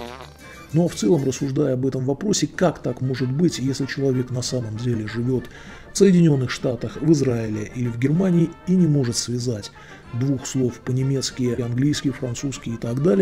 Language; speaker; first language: Russian; native; Russian